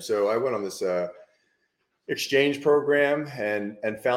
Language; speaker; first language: English; native; English